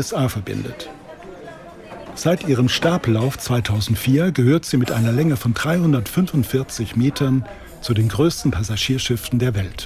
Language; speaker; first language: German; native; German